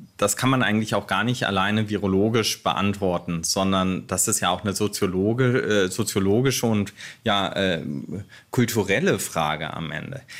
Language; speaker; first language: German; native; German